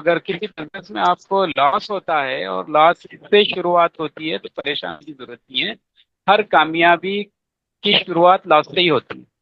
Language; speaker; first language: Urdu; native; Urdu